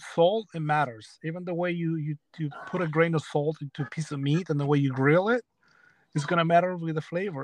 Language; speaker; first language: English; early bilingual, other home language; Spanish